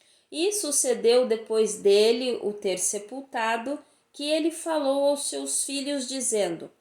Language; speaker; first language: Portuguese; native; Portuguese